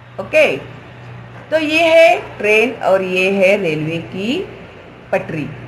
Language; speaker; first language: Hindi; non-native, local second language; Marathi